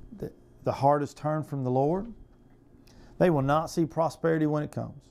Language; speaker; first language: English; native; English